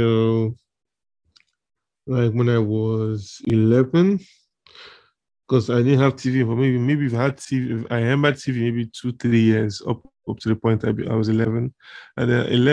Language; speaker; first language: English; non-native, local second language; Igbo